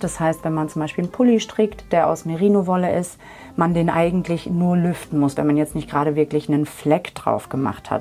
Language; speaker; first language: German; native; German